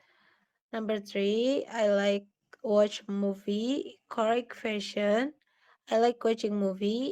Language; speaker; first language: English; non-native, learner; Indonesian